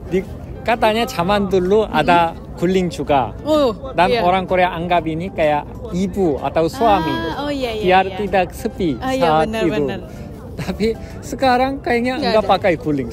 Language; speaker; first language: Indonesian; non-native, fluent; Korean